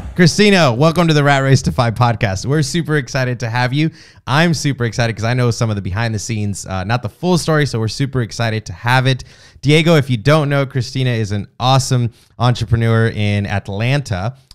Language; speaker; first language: English; native; English